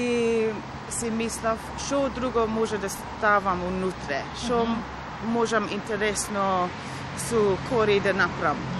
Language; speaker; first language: Macedonian; early bilingual, heritage; Macedonian